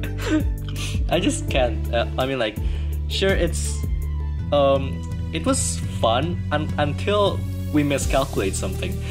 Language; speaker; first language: English; non-native, fluent; Indonesian